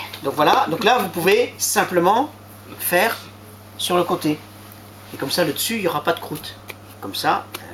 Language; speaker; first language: French; native; French